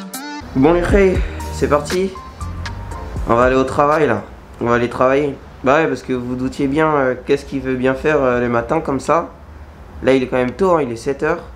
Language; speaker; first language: French; native; French